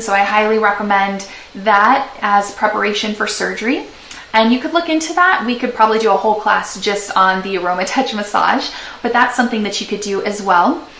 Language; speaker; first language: English; native; English